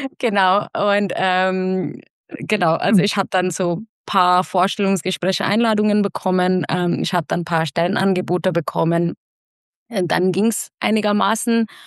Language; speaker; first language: German; non-native, fluent; Hindi